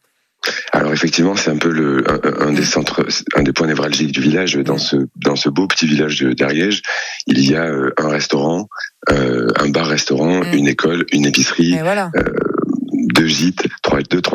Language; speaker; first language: French; native; French